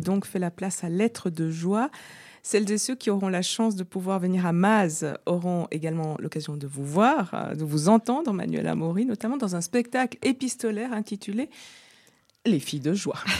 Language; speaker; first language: French; native; French